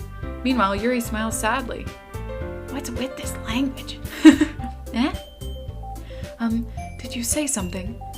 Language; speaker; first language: English; native; English